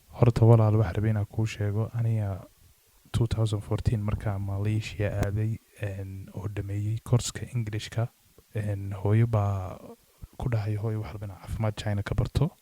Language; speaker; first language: Somali; early bilingual, heritage; Somali